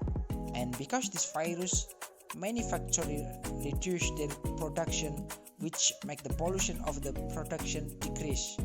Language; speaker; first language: English; non-native, learner; Indonesian